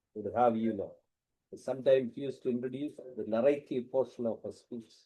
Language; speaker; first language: English; non-native, local second language; Malayalam